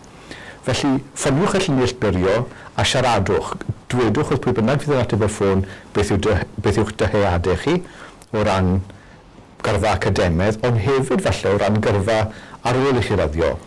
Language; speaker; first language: Welsh; native; Welsh